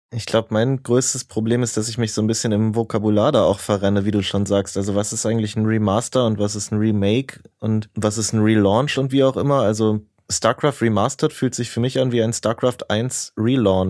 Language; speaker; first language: German; native; German